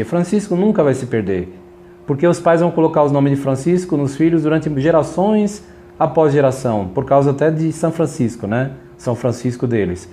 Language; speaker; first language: Portuguese; native; Portuguese